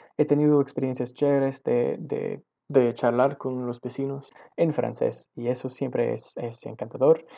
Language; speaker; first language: Spanish; non-native, fluent; English